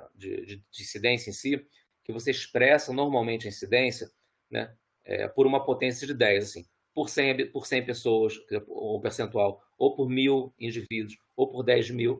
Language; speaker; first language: Portuguese; native; Portuguese